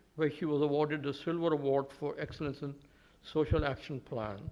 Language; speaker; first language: English; native; English